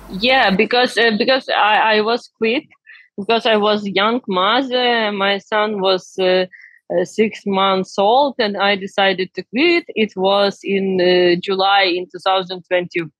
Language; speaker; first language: English; non-native, learner; Ukrainian